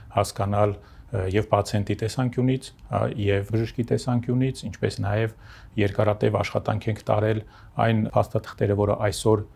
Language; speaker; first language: Armenian; native; Armenian